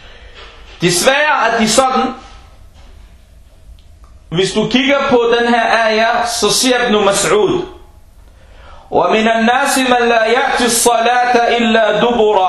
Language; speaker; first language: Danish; early bilingual, other home language; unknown